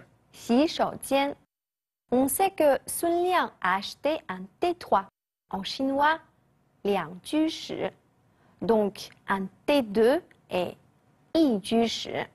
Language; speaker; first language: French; non-native, fluent; Chinese